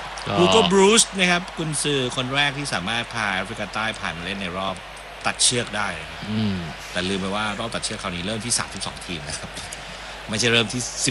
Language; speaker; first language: Thai; native; Thai